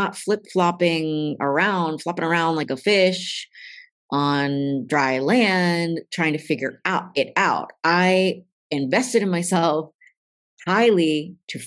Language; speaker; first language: English; native; English